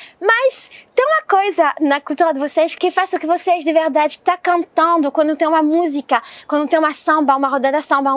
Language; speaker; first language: Portuguese; non-native, learner; French